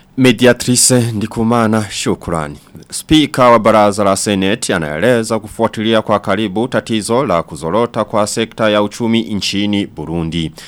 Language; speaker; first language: Swahili; non-native, local second language; Rundi